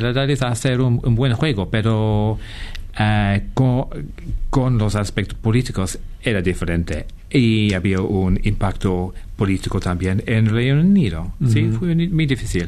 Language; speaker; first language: Spanish; non-native, fluent; English